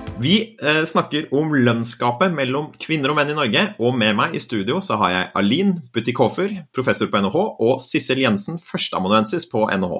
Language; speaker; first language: Norwegian; native; Norwegian